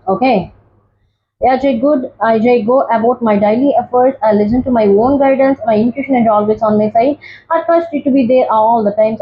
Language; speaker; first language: English; non-native, local second language; Telugu